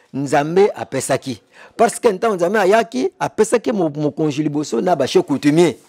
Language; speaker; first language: Lingala; non-native, local second language; Kongo